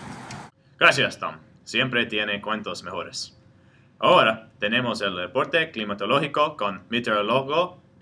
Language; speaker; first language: Spanish; non-native, learner; English